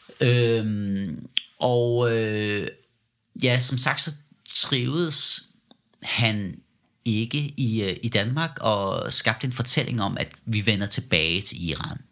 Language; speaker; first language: Danish; early bilingual, other home language; Persian